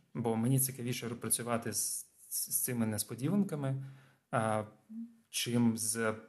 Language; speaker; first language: Ukrainian; non-native, local second language; Russian